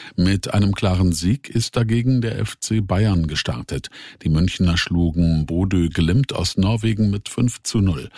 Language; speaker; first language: German; native; German